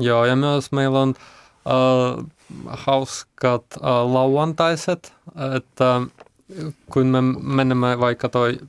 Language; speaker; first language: Finnish; non-native, learner; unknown